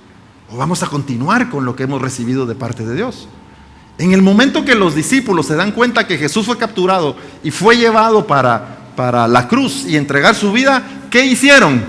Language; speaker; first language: Spanish; native; Spanish